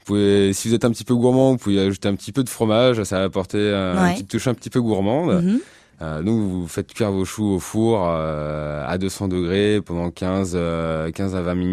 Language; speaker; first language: French; native; French